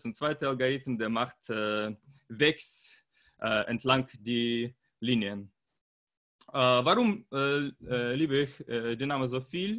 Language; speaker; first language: German; non-native, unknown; Russian